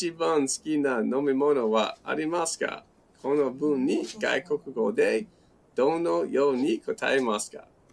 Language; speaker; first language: Japanese; non-native, learner; English